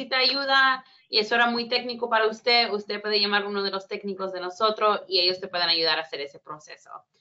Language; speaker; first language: Spanish; early bilingual, heritage; Spanish